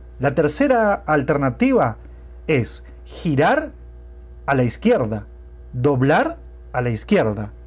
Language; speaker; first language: Spanish; non-native, fluent; Portuguese